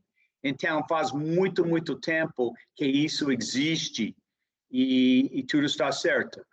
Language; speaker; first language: Portuguese; non-native, fluent; English